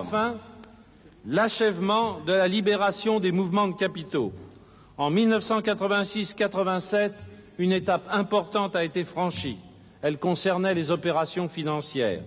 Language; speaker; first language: French; native; French